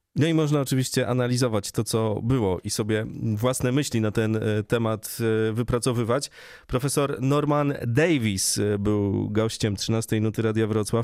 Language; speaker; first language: Polish; native; Polish